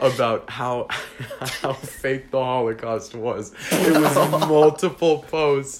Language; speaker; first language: English; native; English